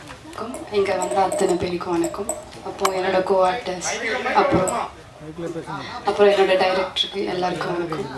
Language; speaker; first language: Tamil; non-native, fluent; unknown